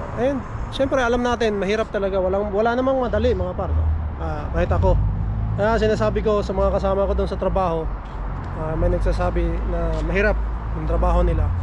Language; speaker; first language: Filipino; non-native, local second language; Cebuano